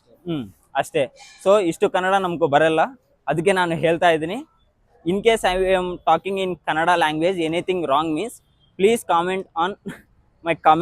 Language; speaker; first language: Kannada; non-native, learner; Telugu